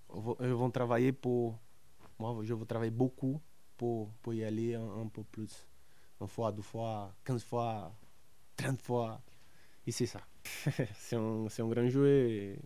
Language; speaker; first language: French; non-native, learner; Portuguese